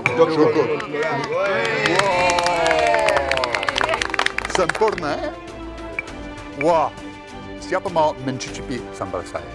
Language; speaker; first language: Indonesian; non-native, fluent; English